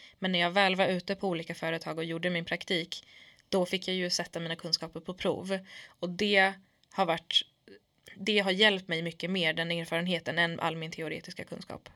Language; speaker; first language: Swedish; early bilingual, other home language; Kurdish